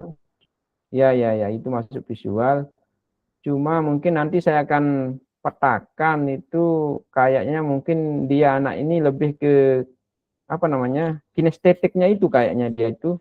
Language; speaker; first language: Indonesian; non-native, local second language; Sasak